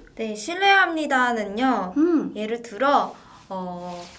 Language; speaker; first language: Korean; non-native, fluent; Japanese